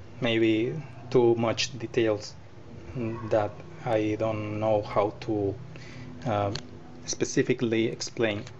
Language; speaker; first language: English; non-native, learner; Spanish